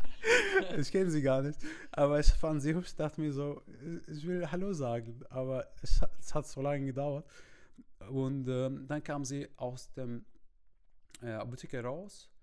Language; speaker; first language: German; non-native, fluent; Arabic